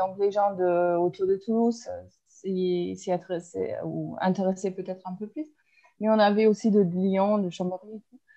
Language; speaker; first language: French; non-native, fluent; German